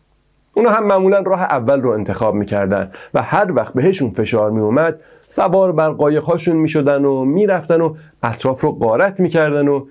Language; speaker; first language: Persian; native; Persian